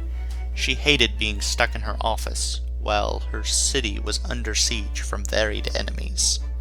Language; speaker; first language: English; native; English